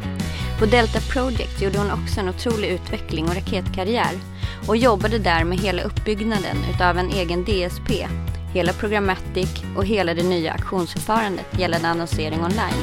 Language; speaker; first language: Swedish; native; Swedish